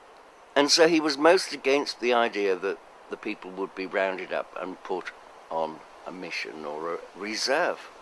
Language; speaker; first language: English; native; English